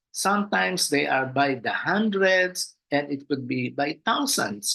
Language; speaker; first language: English; non-native, local second language; Filipino